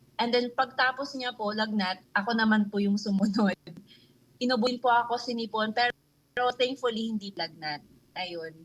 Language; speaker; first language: Filipino; native; Filipino